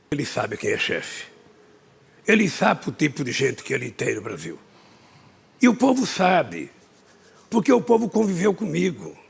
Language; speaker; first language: Portuguese; native; Portuguese